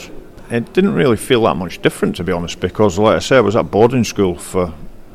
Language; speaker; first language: English; native; English